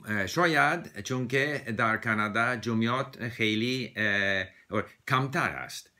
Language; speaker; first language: Persian; non-native, learner; English